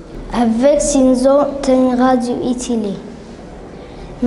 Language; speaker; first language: French; non-native, learner; Arabic